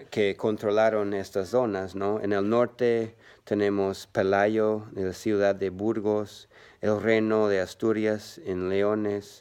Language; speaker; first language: Spanish; non-native, learner; English